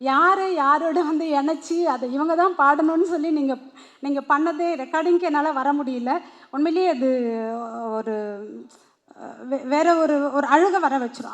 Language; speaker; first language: Tamil; native; Tamil